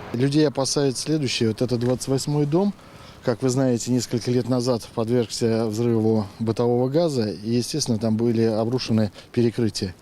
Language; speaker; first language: Russian; native; Russian